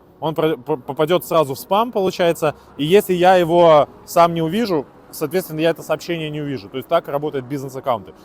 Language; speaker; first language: Russian; native; Russian